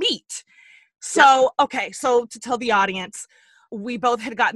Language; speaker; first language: English; native; English